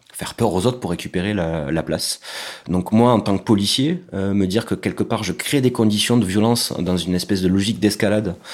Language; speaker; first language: French; native; French